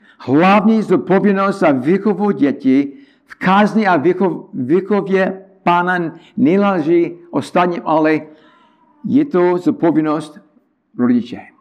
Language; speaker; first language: Czech; non-native, learner; English